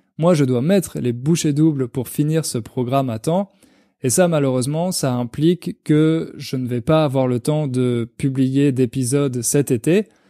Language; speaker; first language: French; native; French